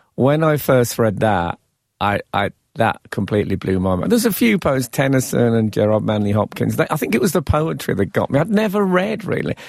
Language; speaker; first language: English; native; English